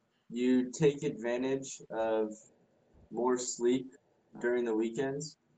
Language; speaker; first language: English; native; English